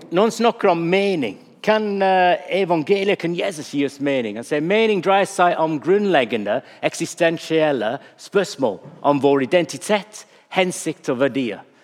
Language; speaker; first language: Norwegian; non-native, fluent; English